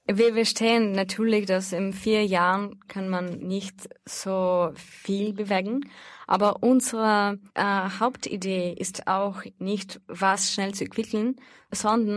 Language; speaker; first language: German; non-native, fluent; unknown